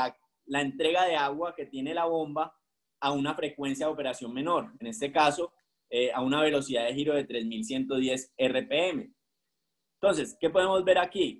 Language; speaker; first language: Spanish; native; Spanish